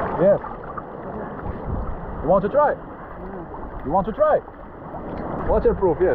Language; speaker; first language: English; non-native, learner; French